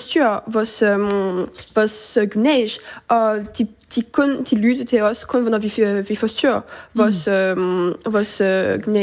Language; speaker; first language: Danish; early bilingual, heritage; French